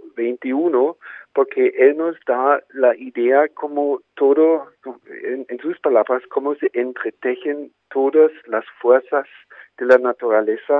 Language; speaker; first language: Spanish; non-native, fluent; German